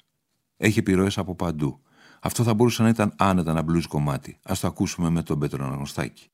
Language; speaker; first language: Greek; native; Greek